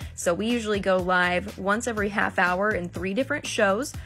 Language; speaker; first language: English; native; English